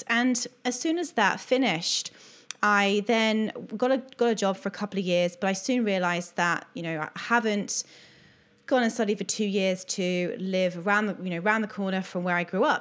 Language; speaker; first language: English; native; English